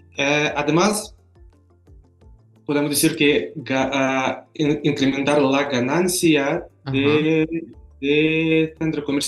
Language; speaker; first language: Spanish; non-native, fluent; Russian